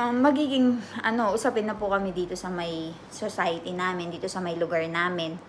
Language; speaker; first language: Filipino; native; Filipino